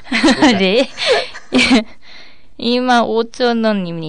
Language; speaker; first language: Korean; non-native, learner; Japanese